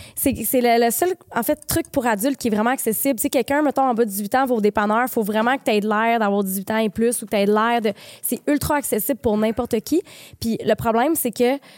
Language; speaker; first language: French; native; French